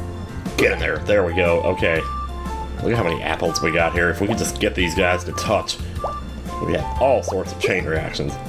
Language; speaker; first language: English; native; English